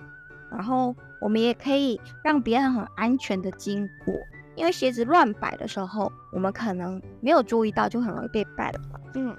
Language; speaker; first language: Chinese; native; Chinese